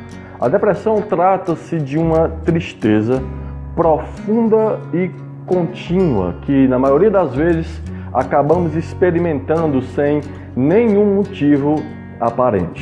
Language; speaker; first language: Portuguese; native; Portuguese